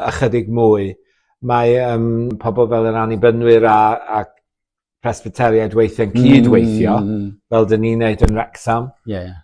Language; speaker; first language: Welsh; native; Welsh